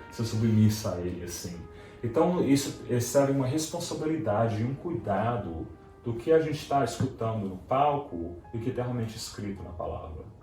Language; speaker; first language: Portuguese; native; Portuguese